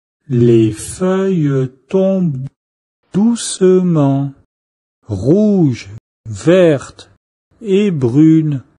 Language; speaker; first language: French; non-native, fluent; Chinese